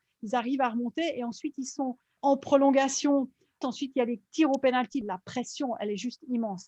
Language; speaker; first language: French; native; French